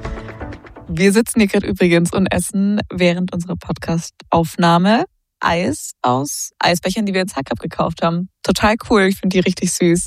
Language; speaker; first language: German; native; German